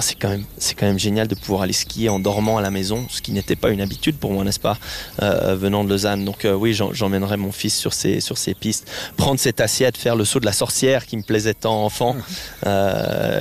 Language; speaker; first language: French; native; French